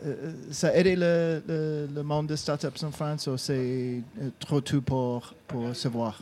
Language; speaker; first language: French; non-native, learner; English